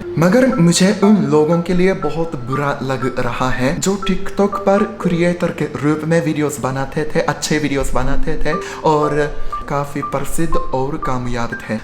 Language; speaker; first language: Hindi; non-native, fluent; Japanese